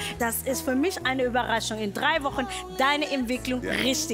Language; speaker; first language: German; non-native, fluent; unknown